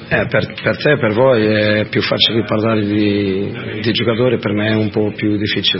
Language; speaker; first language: Italian; non-native, fluent; Portuguese